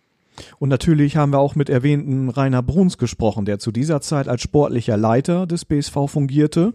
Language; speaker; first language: German; native; German